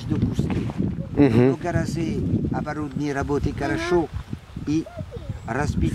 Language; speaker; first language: Russian; non-native, learner; French